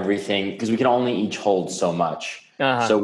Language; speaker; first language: English; native; English